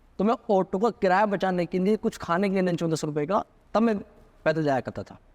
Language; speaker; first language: Hindi; native; Hindi